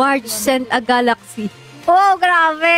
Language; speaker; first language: English; non-native, local second language; Filipino